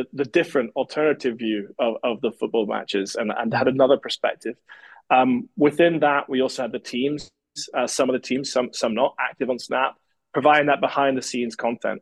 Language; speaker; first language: English; native; English